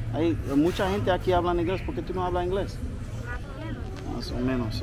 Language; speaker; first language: Spanish; non-native, learner; English